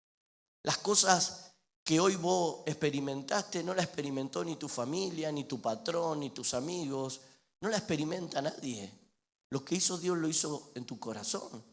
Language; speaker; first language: Spanish; native; Spanish